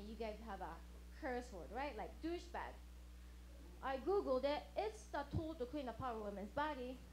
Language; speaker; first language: English; non-native, fluent; Japanese